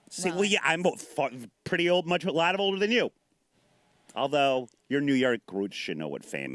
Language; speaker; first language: English; native; English